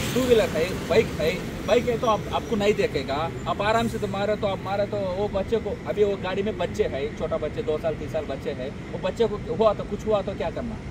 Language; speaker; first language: Hindi; non-native, local second language; Telugu